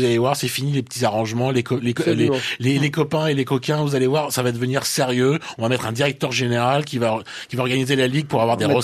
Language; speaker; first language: French; native; French